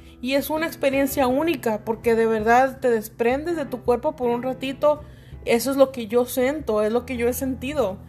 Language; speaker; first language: Spanish; native; Spanish